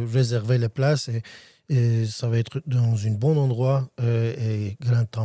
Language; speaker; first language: French; non-native, learner; Armenian